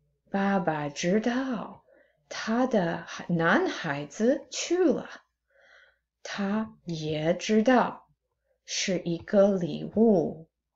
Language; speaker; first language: Chinese; non-native, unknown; English